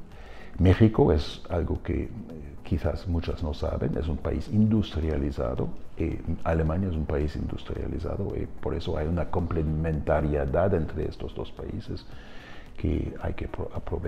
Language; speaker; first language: Spanish; non-native, fluent; German